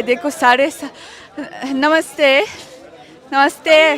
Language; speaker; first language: Hindi; non-native, learner; Russian